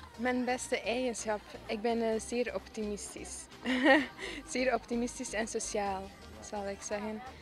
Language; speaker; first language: Dutch; early bilingual, other home language; Armenian